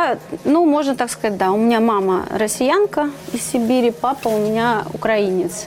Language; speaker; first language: Russian; native; Russian